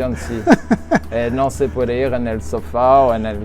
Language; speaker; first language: Spanish; non-native, learner; French